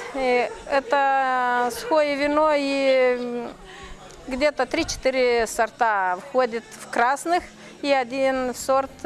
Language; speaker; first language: Russian; non-native, local second language; Romanian